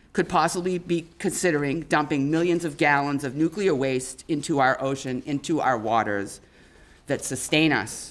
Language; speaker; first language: English; native; English